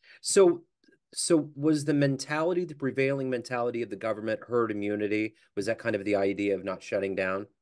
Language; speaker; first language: English; native; English